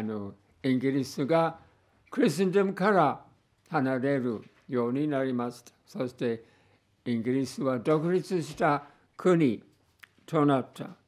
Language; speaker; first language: Japanese; non-native, fluent; English